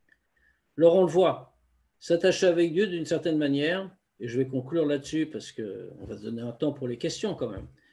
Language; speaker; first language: French; native; French